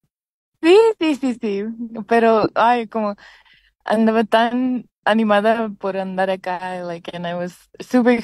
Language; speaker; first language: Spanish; early bilingual, heritage; Spanish